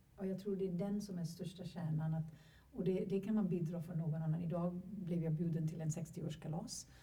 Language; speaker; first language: Swedish; non-native, fluent; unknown